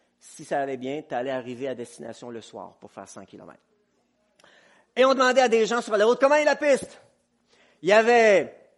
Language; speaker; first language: French; native; French